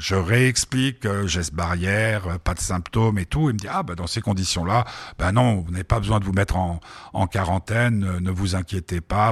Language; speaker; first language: French; native; French